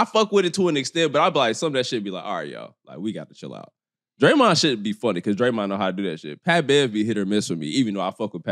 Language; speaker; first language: English; native; English